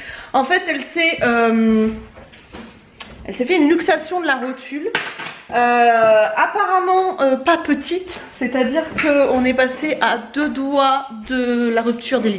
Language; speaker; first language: French; native; French